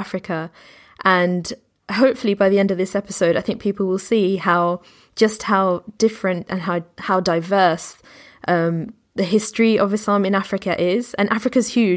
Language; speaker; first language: English; native; English